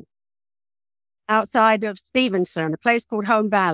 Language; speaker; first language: English; native; English